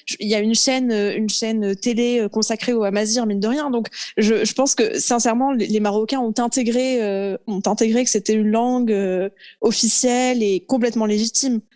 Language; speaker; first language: French; early bilingual, other home language; Arabic